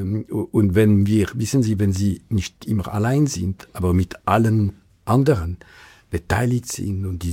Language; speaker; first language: German; non-native, local second language; French